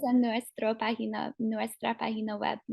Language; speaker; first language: Spanish; non-native, fluent; English